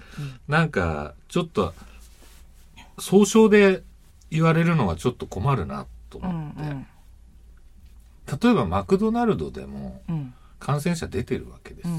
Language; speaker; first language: Japanese; native; Japanese